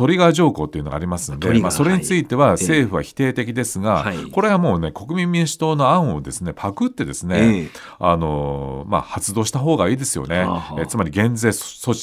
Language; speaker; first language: Japanese; native; Japanese